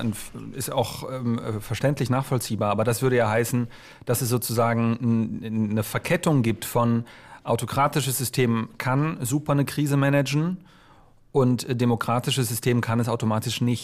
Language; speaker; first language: German; native; German